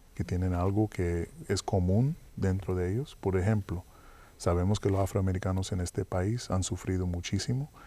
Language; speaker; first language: Spanish; early bilingual, heritage; Spanish